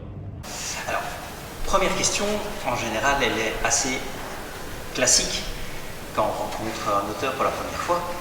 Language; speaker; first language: French; native; French